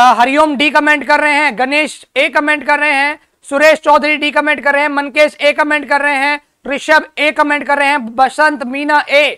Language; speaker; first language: Hindi; native; Hindi